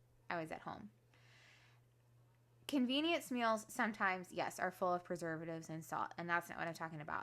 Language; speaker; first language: English; native; English